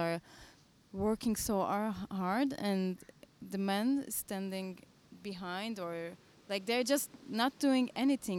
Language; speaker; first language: English; non-native, fluent; Turkish